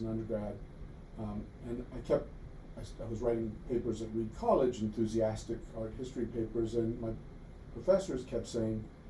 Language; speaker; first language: English; native; English